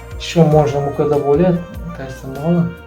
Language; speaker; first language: Russian; non-native, learner; Uzbek